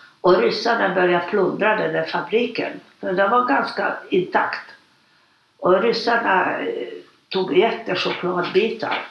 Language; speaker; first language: Swedish; non-native, fluent; Hungarian